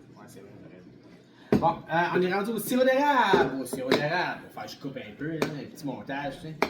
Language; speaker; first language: French; native; French